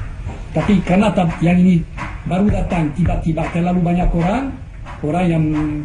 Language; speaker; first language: Indonesian; non-native, fluent; French